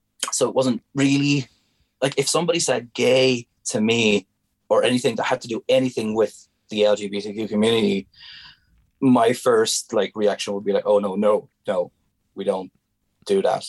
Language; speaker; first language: English; non-native, fluent; Hungarian